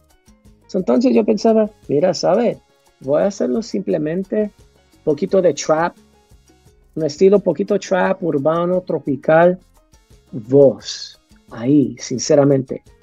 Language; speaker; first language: Spanish; early bilingual, heritage; English